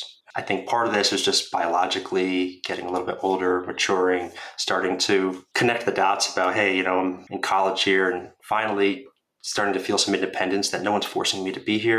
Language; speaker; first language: English; native; English